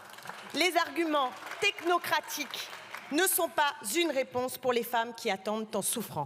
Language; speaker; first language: French; native; French